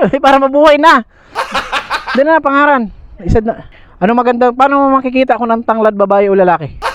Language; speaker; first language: Filipino; non-native, local second language; Masbatenyo